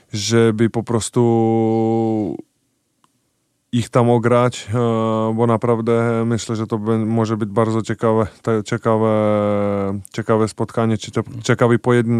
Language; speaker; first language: Polish; non-native, fluent; Czech